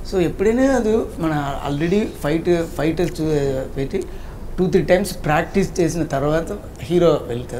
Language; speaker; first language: Telugu; non-native, learner; Tamil